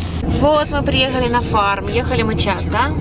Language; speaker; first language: Russian; native; Russian